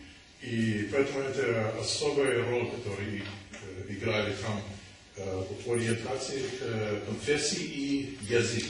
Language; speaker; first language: Russian; non-native, learner; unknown